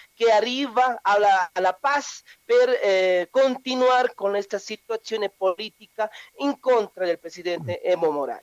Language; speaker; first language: Italian; non-native, learner; Spanish